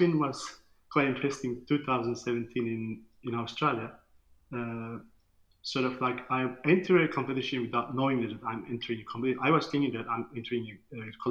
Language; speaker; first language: English; non-native, fluent; Turkish